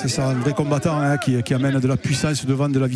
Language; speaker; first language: French; native; French